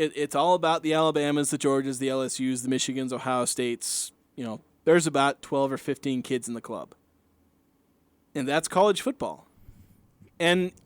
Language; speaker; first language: English; native; English